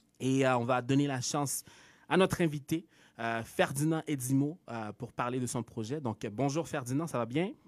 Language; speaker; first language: French; native; French